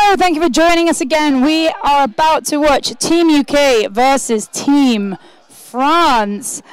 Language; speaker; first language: English; native; English